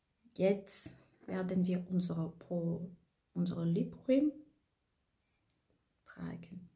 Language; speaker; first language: German; non-native, fluent; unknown